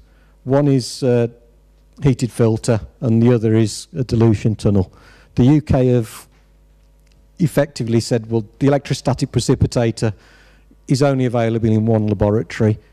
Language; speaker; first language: English; native; English